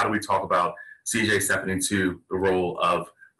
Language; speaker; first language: English; native; English